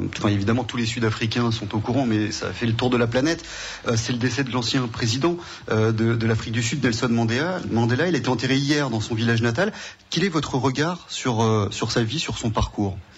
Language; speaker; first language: French; native; French